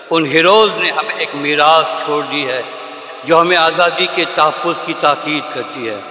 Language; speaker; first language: Hindi; non-native, local second language; Marathi